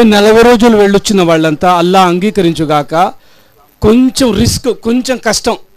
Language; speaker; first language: Telugu; non-native, local second language; Urdu